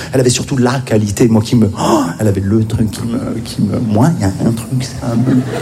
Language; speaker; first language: French; native; French